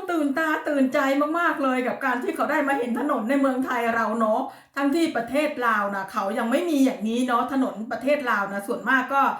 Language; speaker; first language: Thai; non-native, local second language; Lao